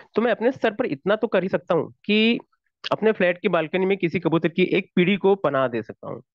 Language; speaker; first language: Hindi; non-native, local second language; Marathi